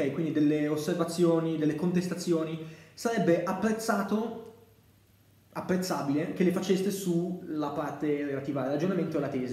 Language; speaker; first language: Italian; native; Italian